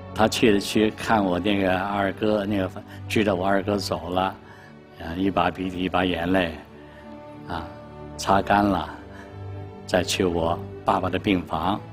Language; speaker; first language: Chinese; native; Chinese